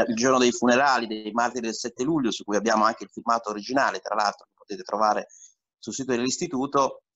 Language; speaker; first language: Italian; native; Italian